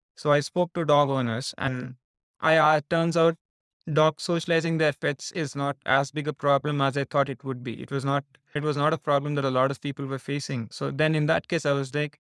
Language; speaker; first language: English; non-native, local second language; Telugu